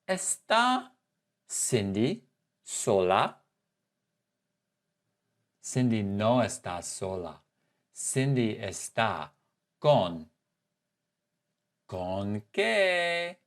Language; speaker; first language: Spanish; non-native, fluent; English